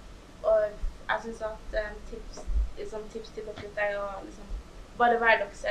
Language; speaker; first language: Norwegian; early bilingual, other home language; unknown